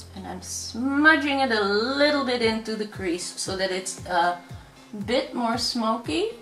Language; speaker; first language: English; non-native, fluent; Dutch